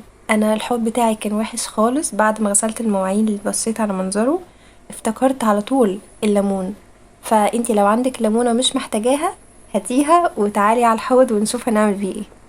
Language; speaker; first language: Arabic; native; Arabic